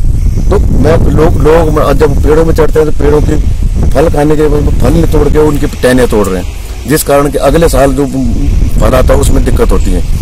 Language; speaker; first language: Hindi; native; Hindi